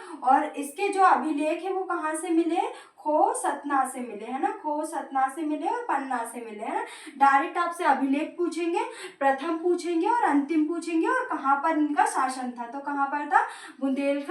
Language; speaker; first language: Hindi; native; Hindi